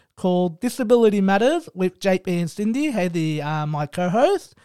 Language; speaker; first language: English; early bilingual, other home language; Arabic